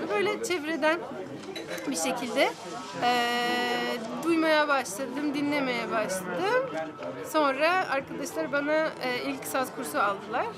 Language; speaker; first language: Turkish; non-native, fluent; Polish